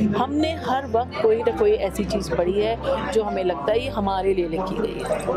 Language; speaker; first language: Hindi; native; Hindi